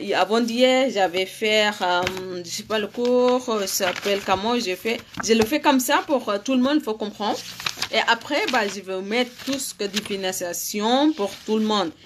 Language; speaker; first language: French; non-native, learner; Arabic